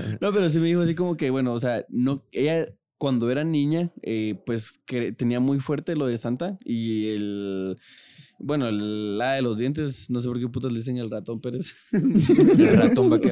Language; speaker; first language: Spanish; native; Spanish